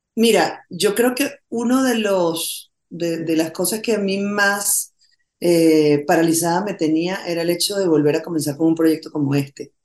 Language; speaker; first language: Spanish; native; Spanish